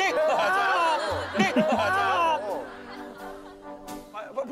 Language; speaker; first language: Korean; native; Korean